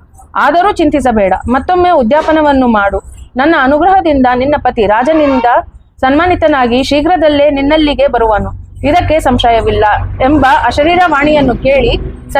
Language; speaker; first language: Kannada; native; Kannada